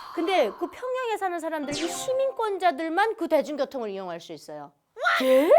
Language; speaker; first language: Korean; native; Korean